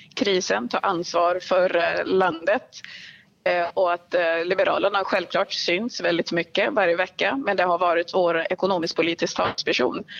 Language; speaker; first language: Swedish; early bilingual, other home language; Swahili